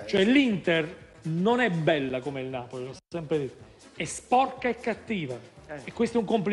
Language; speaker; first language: Italian; native; Italian